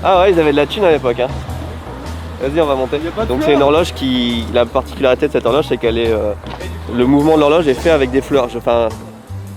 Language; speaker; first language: French; native; French